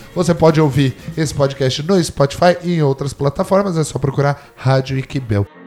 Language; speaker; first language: Portuguese; native; Portuguese